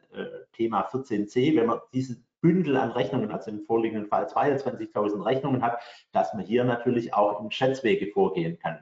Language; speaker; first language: German; native; German